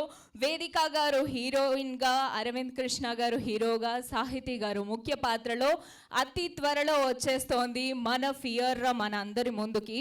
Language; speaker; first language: Telugu; native; Telugu